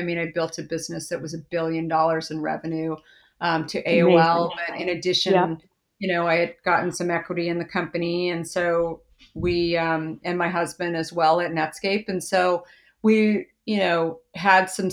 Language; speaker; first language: English; native; English